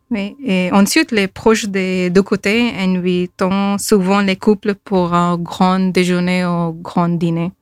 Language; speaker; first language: French; non-native, fluent; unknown